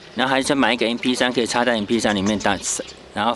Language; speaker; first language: Chinese; native; Chinese